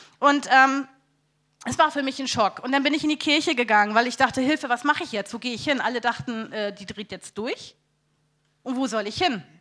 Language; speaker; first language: German; native; German